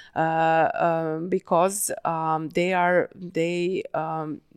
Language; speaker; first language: English; non-native, fluent; Serbian